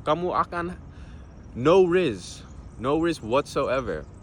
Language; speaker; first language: Indonesian; non-native, fluent; English